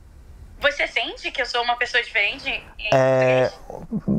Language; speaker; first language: Portuguese; early bilingual, heritage; Portuguese